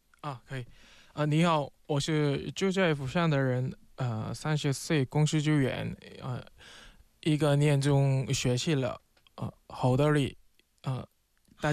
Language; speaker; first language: Chinese; non-native, learner; Korean